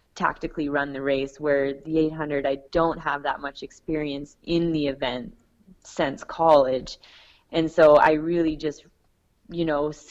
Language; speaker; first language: English; native; English